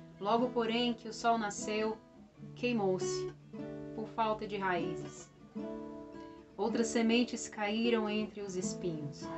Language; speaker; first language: Portuguese; native; Portuguese